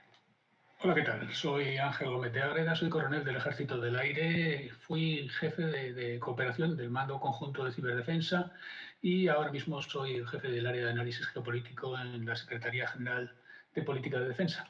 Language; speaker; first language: Spanish; native; Spanish